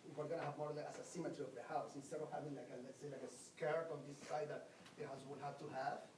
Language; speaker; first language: English; non-native, fluent; Spanish